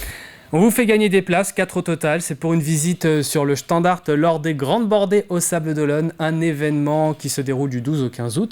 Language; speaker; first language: French; native; French